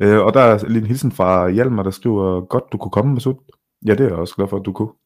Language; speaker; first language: Danish; early bilingual, other home language; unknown